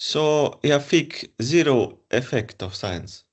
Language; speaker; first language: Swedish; non-native, fluent; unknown